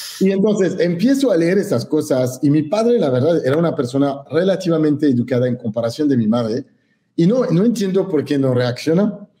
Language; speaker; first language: Spanish; non-native, fluent; French